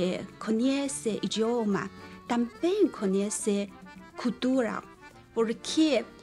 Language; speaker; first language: Portuguese; non-native, learner; Chinese